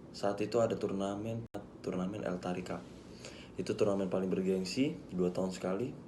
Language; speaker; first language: Indonesian; native; Indonesian